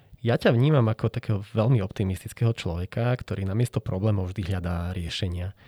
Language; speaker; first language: Slovak; native; Slovak